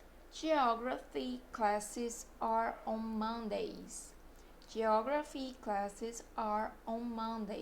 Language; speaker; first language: English; non-native, fluent; Portuguese